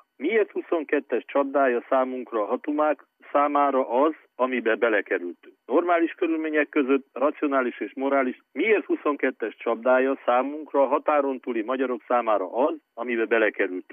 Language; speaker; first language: Hungarian; native; Hungarian